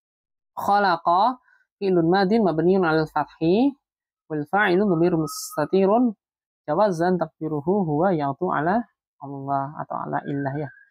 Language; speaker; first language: Arabic; non-native, fluent; Indonesian